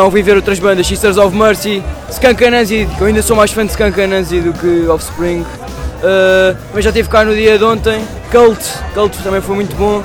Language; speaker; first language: Portuguese; native; Portuguese